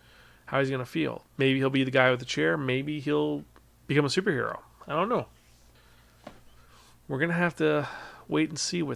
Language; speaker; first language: English; native; English